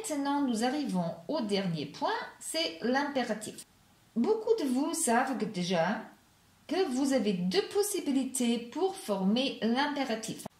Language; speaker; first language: French; non-native, fluent; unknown